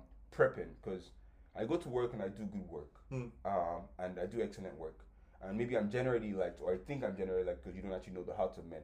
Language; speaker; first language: English; non-native, local second language; Yoruba